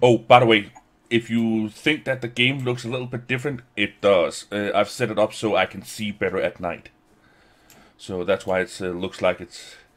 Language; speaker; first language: English; non-native, fluent; Danish